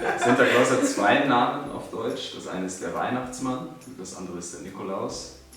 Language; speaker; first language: German; native; German